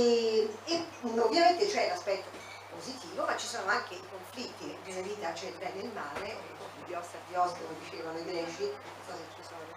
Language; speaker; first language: Italian; native; Italian